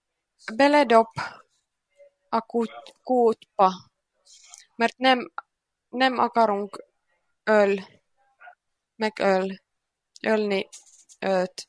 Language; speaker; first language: Hungarian; non-native, learner; Finnish